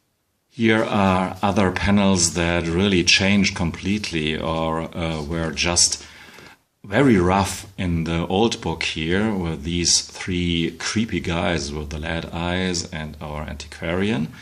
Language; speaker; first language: English; non-native, fluent; German